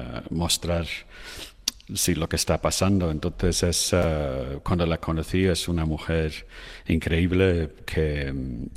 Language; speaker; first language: Spanish; non-native, fluent; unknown